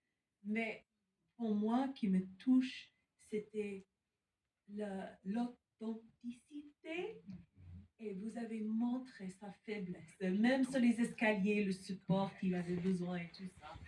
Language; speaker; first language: French; non-native, fluent; English